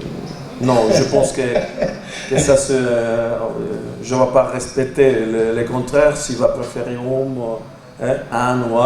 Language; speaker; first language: French; non-native, learner; Portuguese